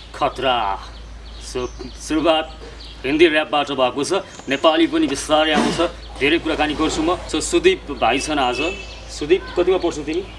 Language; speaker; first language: Nepali; native; Nepali